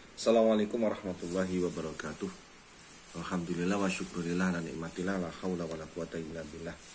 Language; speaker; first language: Indonesian; native; Indonesian